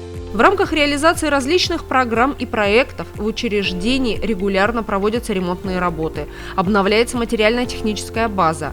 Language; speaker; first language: Russian; native; Russian